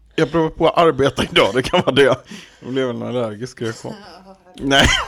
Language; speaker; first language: Swedish; native; Swedish